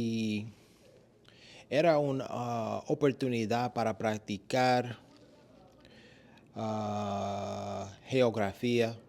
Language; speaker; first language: Spanish; non-native, learner; English